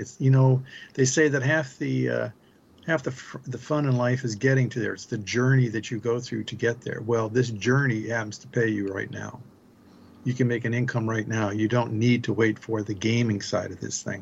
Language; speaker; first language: English; native; English